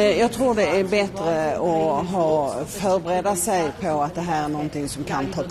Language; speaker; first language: Swedish; native; Swedish